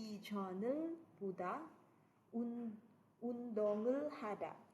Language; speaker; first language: Korean; non-native, fluent; Cebuano